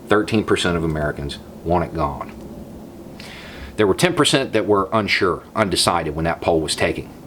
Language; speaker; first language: English; native; English